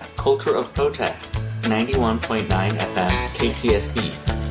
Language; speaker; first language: English; early bilingual, other home language; Spanish